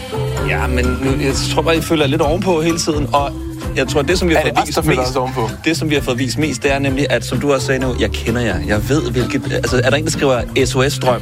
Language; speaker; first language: Danish; native; Danish